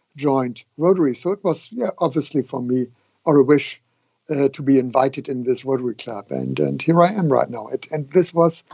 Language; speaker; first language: English; non-native, fluent; German